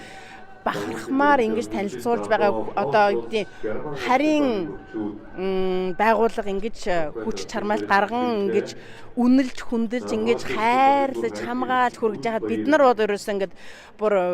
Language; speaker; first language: Mongolian; native; Mongolian